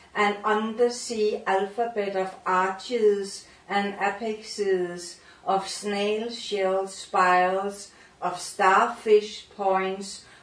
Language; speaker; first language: English; non-native, fluent; Danish